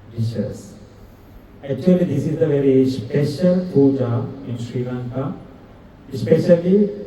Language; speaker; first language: English; non-native, local second language; Sinhala